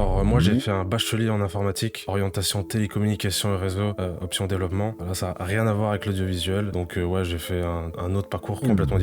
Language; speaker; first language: French; native; French